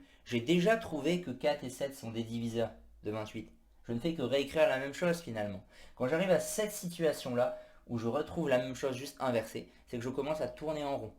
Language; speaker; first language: French; native; French